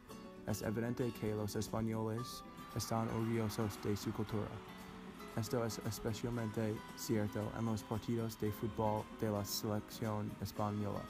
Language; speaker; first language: Spanish; non-native, learner; English